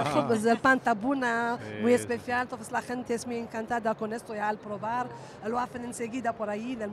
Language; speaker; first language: Spanish; non-native, fluent; Arabic